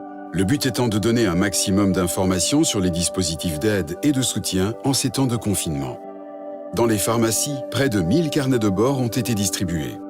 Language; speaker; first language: French; native; French